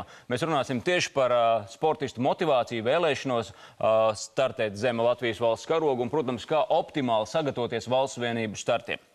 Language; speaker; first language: Latvian; native; Latvian